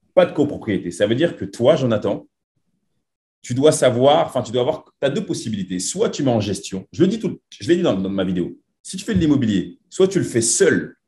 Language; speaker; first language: French; native; French